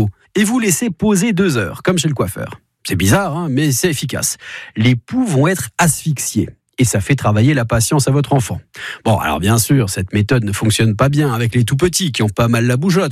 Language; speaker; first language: French; native; French